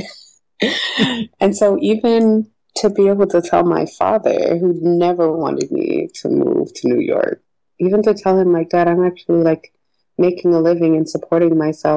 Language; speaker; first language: English; native; English